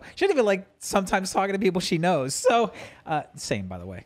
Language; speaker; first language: English; native; English